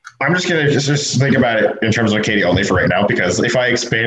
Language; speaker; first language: English; native; English